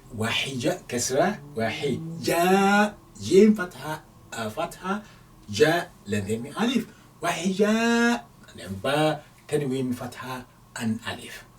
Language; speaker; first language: Arabic; non-native, fluent; English